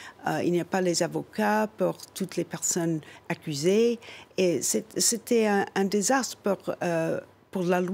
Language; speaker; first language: French; non-native, fluent; English